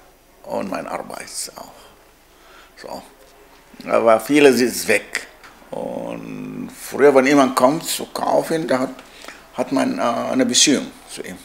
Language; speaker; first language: German; non-native, learner; Arabic